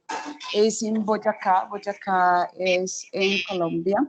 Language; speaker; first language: English; non-native, fluent; Spanish